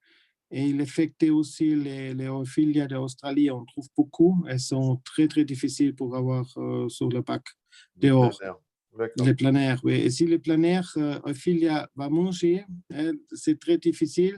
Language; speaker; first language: French; non-native, learner; German